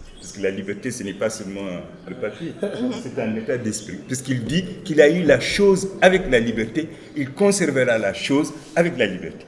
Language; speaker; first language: French; non-native, local second language; Wolof